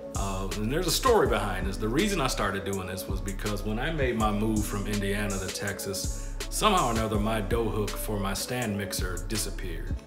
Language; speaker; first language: English; native; English